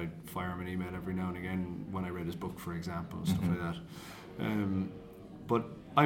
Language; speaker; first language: English; native; English